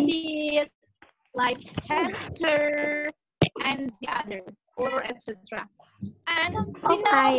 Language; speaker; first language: English; non-native, learner; Indonesian